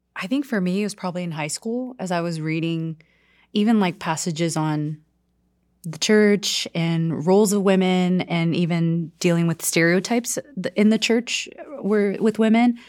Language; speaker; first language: English; non-native, fluent; Korean